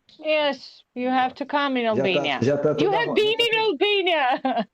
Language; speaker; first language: English; non-native, learner; Albanian